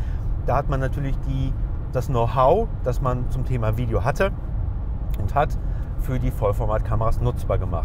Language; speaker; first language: German; native; German